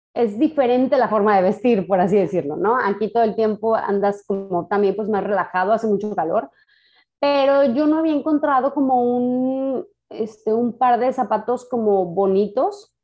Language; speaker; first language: Spanish; native; Spanish